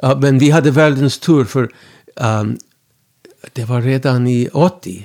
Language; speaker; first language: Swedish; non-native, fluent; English